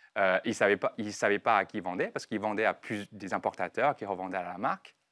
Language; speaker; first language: French; non-native, fluent; Chinese